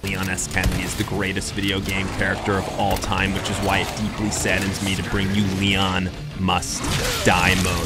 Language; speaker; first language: English; native; English